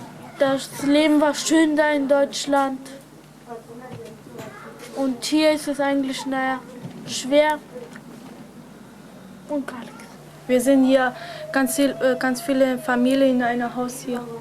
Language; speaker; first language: German; early bilingual, other home language; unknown